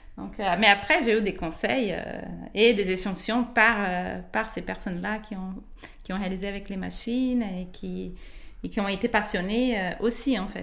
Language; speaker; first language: French; non-native, fluent; Portuguese